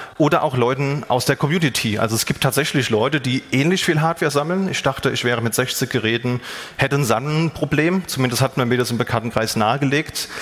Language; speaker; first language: German; native; German